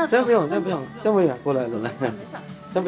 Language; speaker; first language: Chinese; native; Chinese